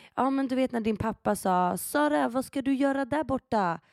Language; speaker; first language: Swedish; early bilingual, other home language; Persian